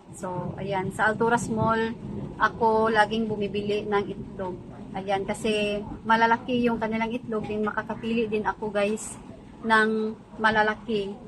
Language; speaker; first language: Filipino; non-native, local second language; Cebuano